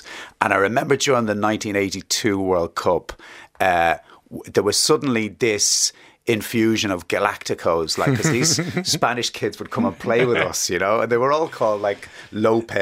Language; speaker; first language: English; native; English